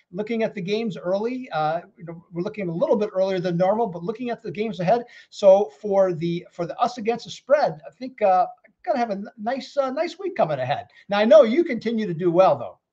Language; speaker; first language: English; native; English